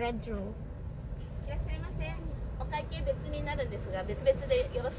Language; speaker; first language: Japanese; native; Japanese